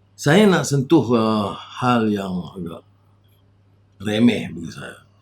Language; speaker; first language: Malay; native; Malay